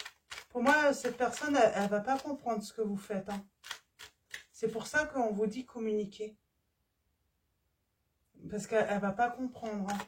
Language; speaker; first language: French; native; French